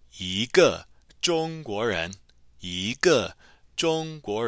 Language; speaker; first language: Chinese; non-native, fluent; English